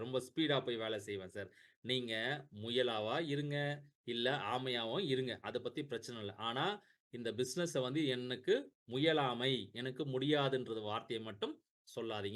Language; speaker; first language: Tamil; native; Tamil